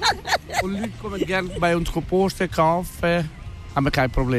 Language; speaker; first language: German; non-native, learner; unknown